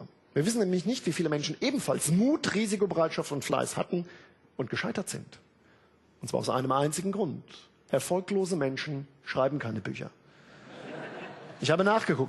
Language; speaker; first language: German; native; German